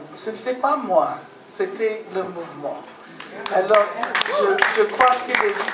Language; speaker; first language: French; non-native, fluent; English